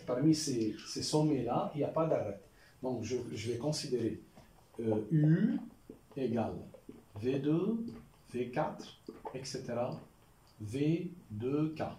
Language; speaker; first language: French; non-native, local second language; Arabic